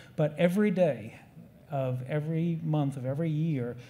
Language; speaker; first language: English; native; English